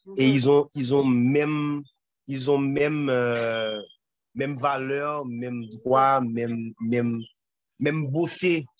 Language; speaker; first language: French; non-native, local second language; Haitian Creole